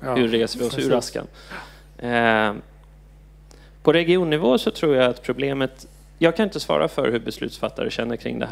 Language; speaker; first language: Swedish; native; Swedish